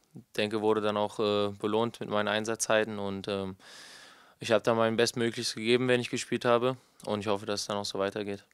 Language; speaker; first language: German; native; German